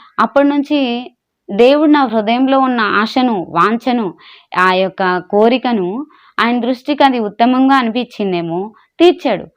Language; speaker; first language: Telugu; non-native, local second language; Urdu